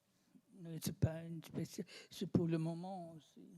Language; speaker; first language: French; non-native, learner; German